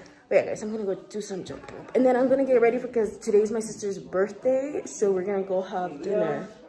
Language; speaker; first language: English; early bilingual, other home language; Spanish